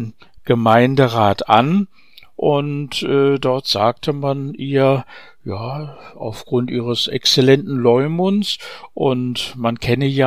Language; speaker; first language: German; native; German